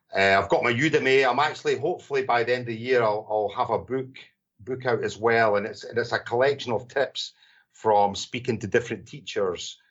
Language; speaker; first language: English; native; English